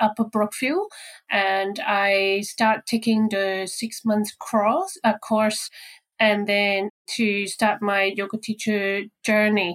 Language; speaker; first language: English; non-native, local second language; Cantonese